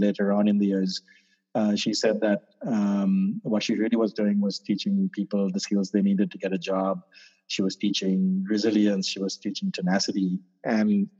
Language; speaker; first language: English; non-native, local second language; Sinhala